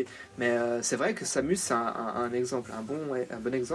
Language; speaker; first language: French; native; French